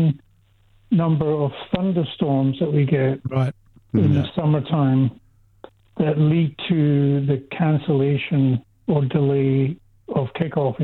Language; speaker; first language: English; native; English